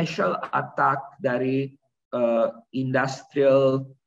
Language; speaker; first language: Indonesian; non-native, learner; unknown